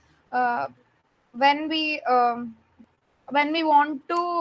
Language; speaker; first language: English; non-native, learner; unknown